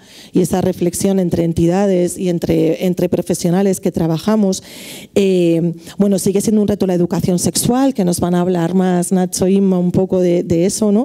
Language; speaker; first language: Spanish; native; Spanish